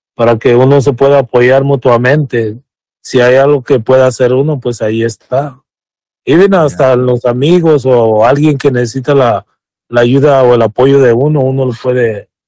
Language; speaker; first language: Spanish; native; Spanish